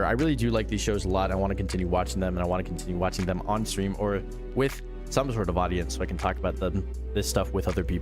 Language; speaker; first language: English; native; English